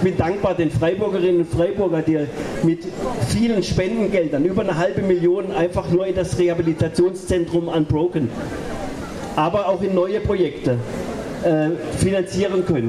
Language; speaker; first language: German; native; German